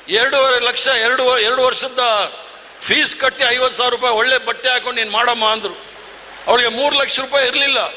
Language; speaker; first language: Kannada; non-native, local second language; Tulu